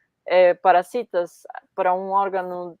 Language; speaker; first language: Portuguese; non-native, fluent; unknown